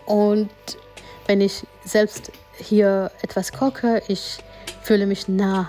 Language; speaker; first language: German; non-native, fluent; Gujarati